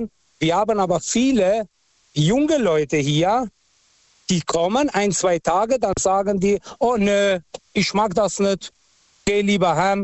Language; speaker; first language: German; non-native, fluent; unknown